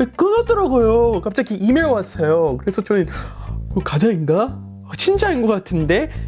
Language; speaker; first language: Korean; non-native, fluent; English